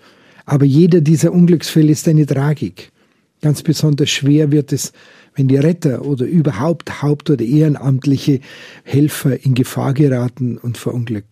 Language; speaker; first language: German; native; German